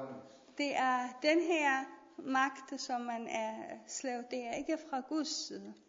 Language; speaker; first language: Danish; non-native, learner; Persian